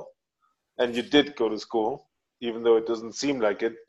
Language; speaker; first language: English; non-native, fluent; Spanish